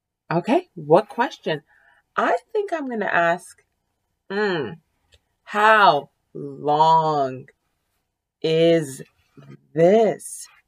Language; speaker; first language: English; early bilingual, other home language; French